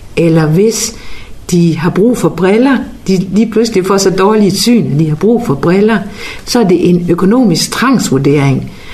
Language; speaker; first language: Danish; native; Danish